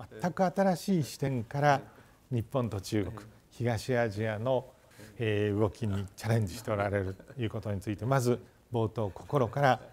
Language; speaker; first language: Japanese; non-native, fluent; Chinese